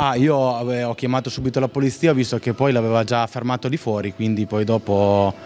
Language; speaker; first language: Italian; native; Italian